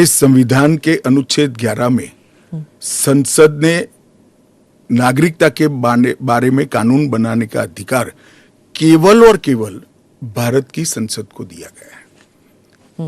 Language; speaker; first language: Hindi; non-native, local second language; Gujarati